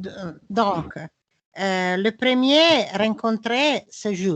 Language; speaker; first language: French; non-native, learner; Italian